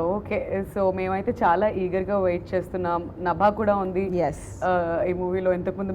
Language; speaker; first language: Telugu; native; Telugu